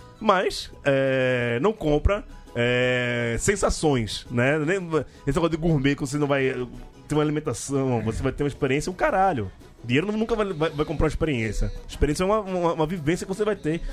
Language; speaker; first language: Portuguese; native; Portuguese